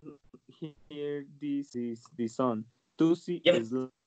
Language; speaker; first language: English; non-native, learner; Spanish